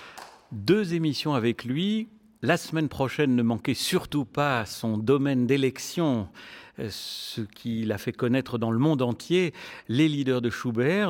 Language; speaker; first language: French; native; French